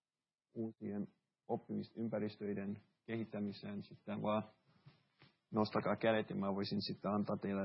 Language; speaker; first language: Finnish; early bilingual, heritage; Finnish